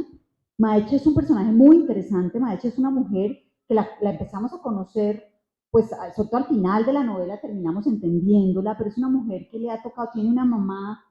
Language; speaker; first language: Spanish; native; Spanish